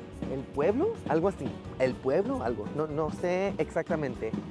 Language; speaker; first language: Spanish; early bilingual, heritage; Spanish